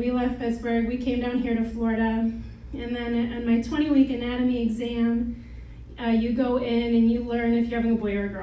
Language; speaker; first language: English; native; English